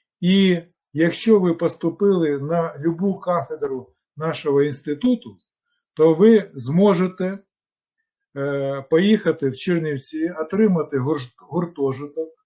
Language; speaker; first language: Ukrainian; non-native, local second language; Russian